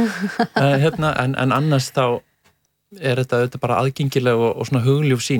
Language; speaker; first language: Icelandic; native; Icelandic